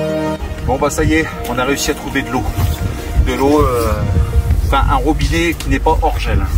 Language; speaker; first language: French; native; French